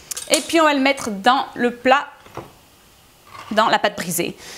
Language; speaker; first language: French; native; French